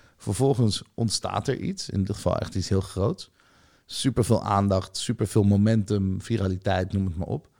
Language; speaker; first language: Dutch; early bilingual, other home language; Hebrew